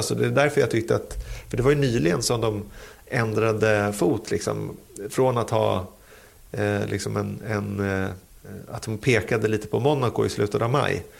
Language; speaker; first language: Swedish; native; Swedish